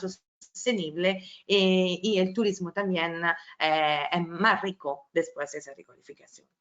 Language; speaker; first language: Spanish; non-native, fluent; Italian